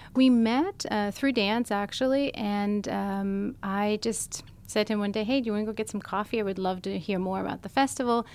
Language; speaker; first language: English; non-native, fluent; German